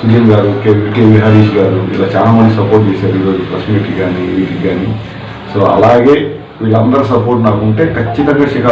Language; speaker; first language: Telugu; native; Telugu